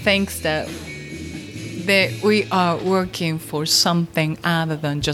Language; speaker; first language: English; non-native, fluent; Japanese